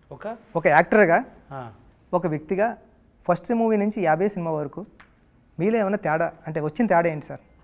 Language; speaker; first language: Telugu; native; Telugu